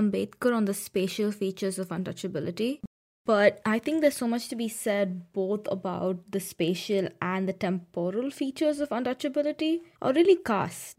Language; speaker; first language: English; non-native, local second language; Hindi